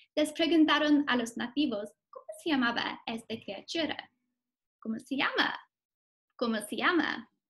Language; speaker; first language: Spanish; non-native, fluent; English